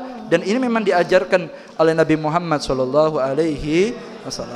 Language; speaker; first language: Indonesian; non-native, local second language; Javanese